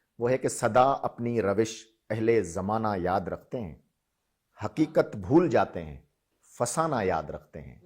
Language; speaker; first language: Urdu; non-native, local second language; Sindhi